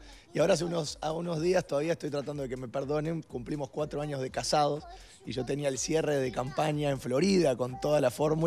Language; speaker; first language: Spanish; native; Spanish